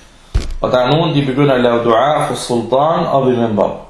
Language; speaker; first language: Danish; non-native, fluent; Arabic